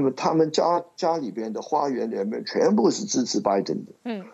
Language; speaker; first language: Chinese; non-native, local second language; Cantonese